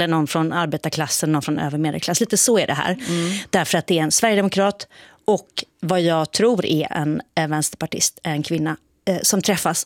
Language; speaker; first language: Swedish; native; Swedish